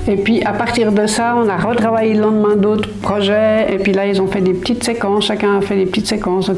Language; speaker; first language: French; native; French